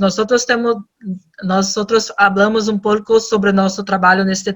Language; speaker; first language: Spanish; non-native, learner; Portuguese